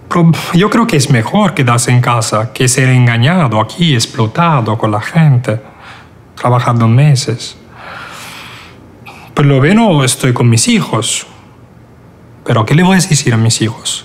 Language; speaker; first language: Spanish; non-native, fluent; Romanian